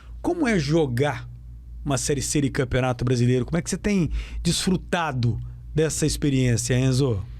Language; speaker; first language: Portuguese; native; Portuguese